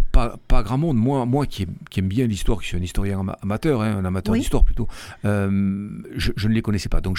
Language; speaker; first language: French; native; French